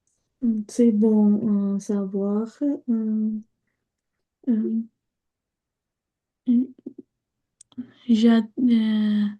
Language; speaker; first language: French; non-native, learner; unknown